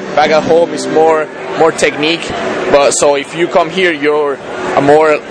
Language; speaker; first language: English; non-native, fluent; Spanish